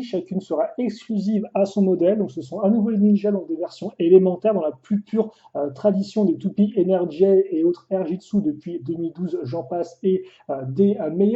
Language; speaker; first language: French; native; French